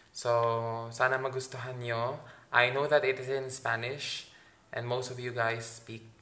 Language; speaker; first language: English; non-native, local second language; Filipino